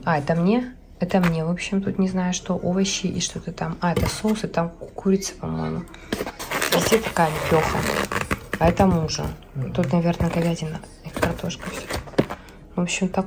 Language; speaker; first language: Russian; native; Russian